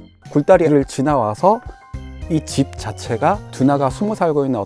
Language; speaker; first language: Korean; native; Korean